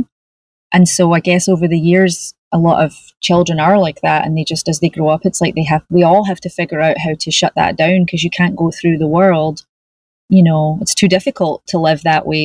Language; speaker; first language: English; native; English